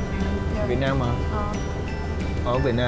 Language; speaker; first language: Vietnamese; early bilingual, heritage; English